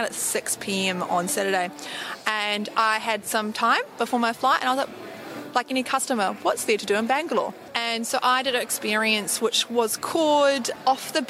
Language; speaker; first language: English; native; English